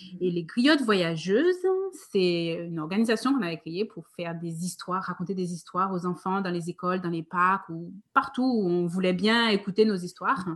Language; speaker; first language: French; native; French